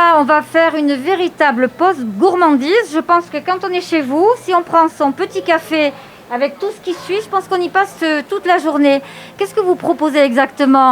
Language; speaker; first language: French; native; French